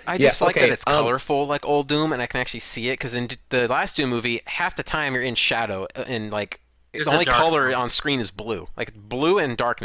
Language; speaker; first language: English; native; English